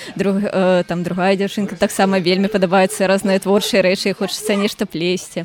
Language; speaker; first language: Belarusian; native; Belarusian